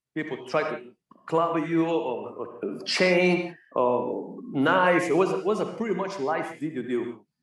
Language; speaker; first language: English; non-native, fluent; Portuguese